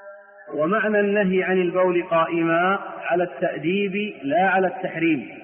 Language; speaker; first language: Arabic; native; Arabic